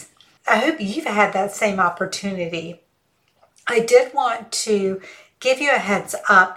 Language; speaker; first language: English; early bilingual, other home language; Hindi